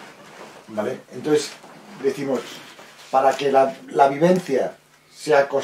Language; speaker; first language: Spanish; native; Spanish